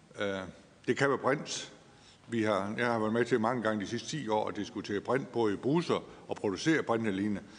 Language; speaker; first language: Danish; native; Danish